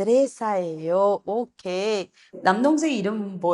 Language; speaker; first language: Korean; non-native, fluent; Spanish